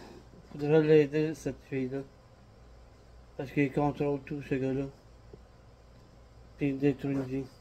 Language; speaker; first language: French; native; French